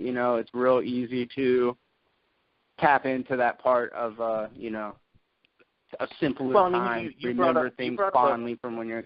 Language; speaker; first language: English; native; English